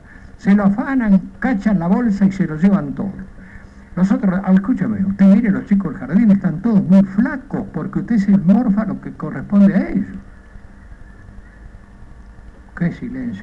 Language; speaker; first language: Spanish; native; Spanish